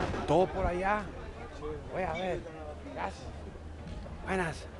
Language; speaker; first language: Spanish; non-native, fluent; English